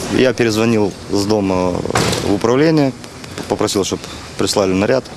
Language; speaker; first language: Russian; native; Russian